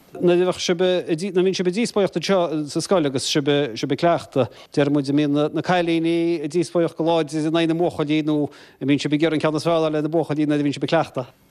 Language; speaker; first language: Irish; native; Irish